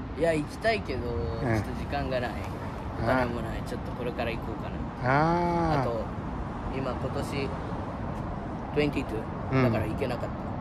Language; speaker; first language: Japanese; non-native, learner; Indonesian